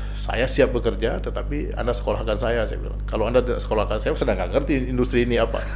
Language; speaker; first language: Indonesian; non-native, local second language; Achinese